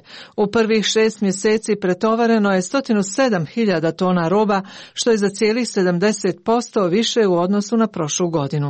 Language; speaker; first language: Croatian; native; Croatian